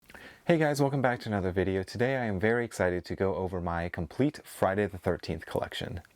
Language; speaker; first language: English; native; English